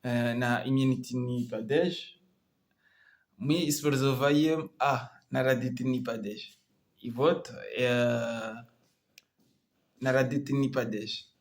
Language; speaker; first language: Russian; non-native, learner; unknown